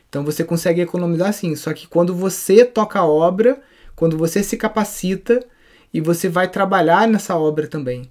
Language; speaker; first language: Portuguese; native; Portuguese